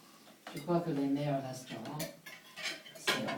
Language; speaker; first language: French; non-native, fluent; English